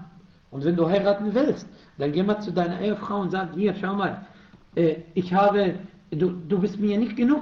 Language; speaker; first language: German; non-native, fluent; Arabic